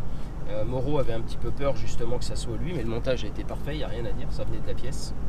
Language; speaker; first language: French; native; French